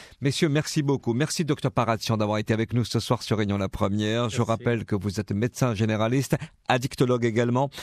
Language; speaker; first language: French; native; French